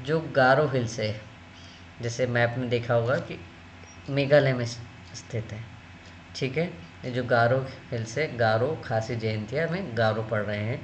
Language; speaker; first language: Hindi; native; Hindi